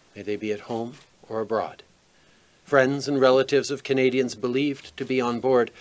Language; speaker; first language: English; native; English